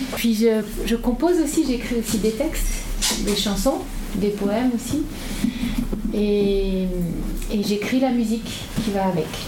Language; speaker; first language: French; native; French